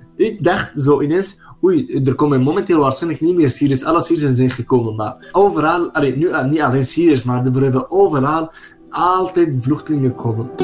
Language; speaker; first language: Dutch; non-native, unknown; Arabic